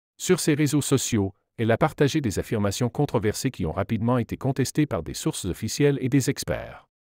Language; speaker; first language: French; native; French